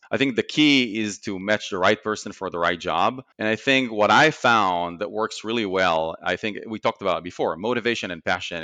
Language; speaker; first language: English; non-native, fluent; Hebrew